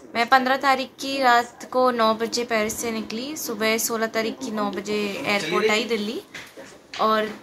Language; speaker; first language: Hindi; native; Hindi